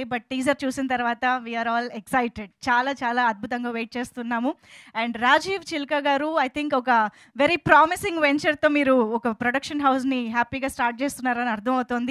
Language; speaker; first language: Telugu; native; Telugu